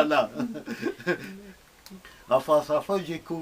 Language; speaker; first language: French; non-native, local second language; Arabic